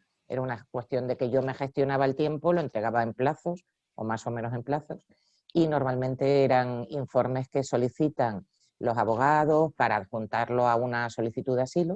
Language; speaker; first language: Spanish; native; Spanish